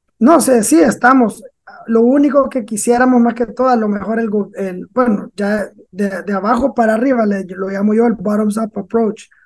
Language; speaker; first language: Spanish; native; Spanish